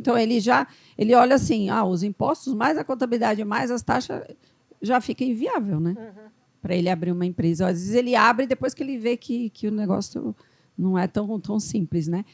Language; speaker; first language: Portuguese; early bilingual, other home language; Spanish